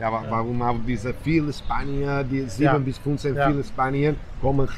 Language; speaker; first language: German; non-native, learner; Spanish